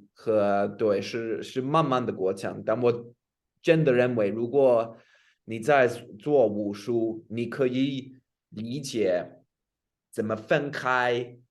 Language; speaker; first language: Chinese; non-native, fluent; English